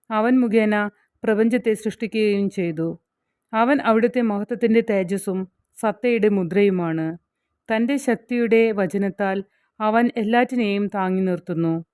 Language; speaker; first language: Malayalam; native; Malayalam